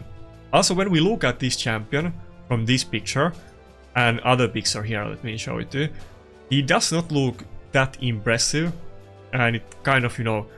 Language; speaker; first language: English; non-native, fluent; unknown